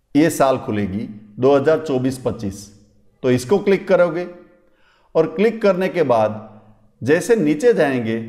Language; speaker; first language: Hindi; non-native, local second language; Gujarati